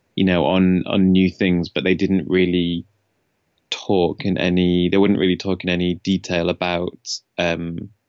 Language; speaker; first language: English; native; English